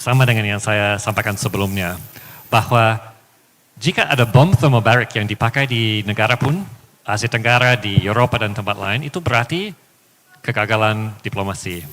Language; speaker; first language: Indonesian; non-native, fluent; English